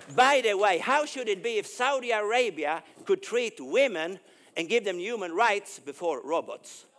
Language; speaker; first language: English; non-native, fluent; Swedish